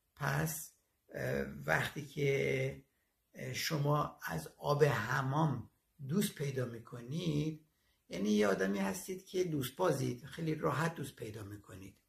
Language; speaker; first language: Persian; native; Persian